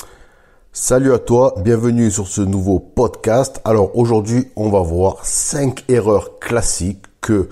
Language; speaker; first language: French; native; French